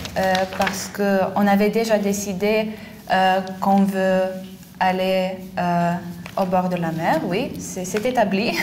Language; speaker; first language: French; non-native, fluent; Lithuanian